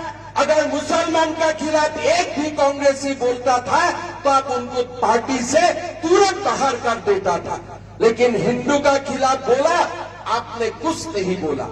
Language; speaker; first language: Hindi; non-native, local second language; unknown